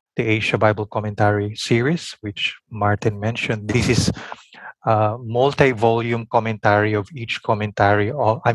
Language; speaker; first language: English; non-native, local second language; Filipino